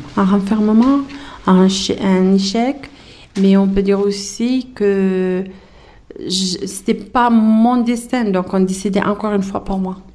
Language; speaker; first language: French; early bilingual, other home language; Arabic